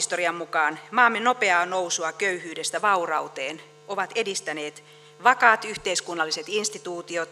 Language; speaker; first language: Finnish; native; Finnish